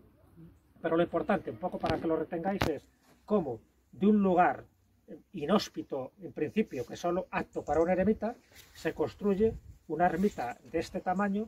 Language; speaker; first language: Spanish; native; Spanish